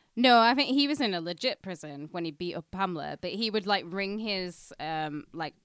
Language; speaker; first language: English; native; English